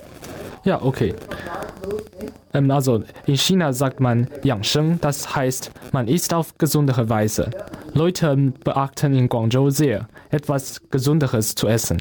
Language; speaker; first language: German; non-native, learner; Chinese